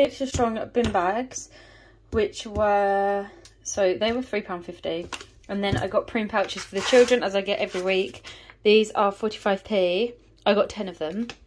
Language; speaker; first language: English; native; English